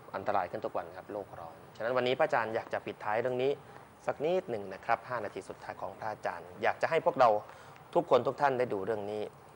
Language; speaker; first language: Thai; native; Thai